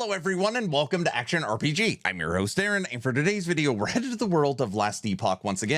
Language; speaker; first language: English; native; English